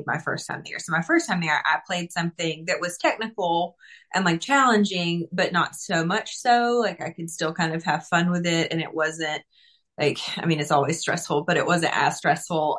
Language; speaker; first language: English; native; English